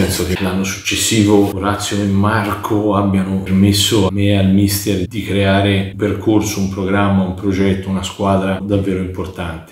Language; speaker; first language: Italian; native; Italian